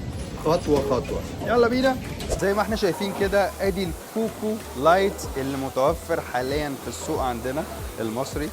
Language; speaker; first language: Arabic; native; Arabic